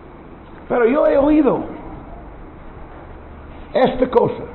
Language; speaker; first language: Spanish; non-native, learner; English